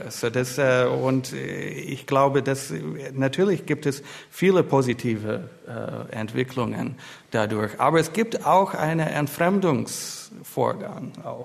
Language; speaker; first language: German; non-native, fluent; English